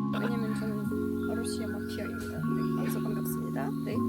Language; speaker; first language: Korean; non-native, learner; Russian